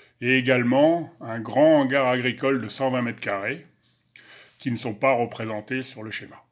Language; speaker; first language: French; native; French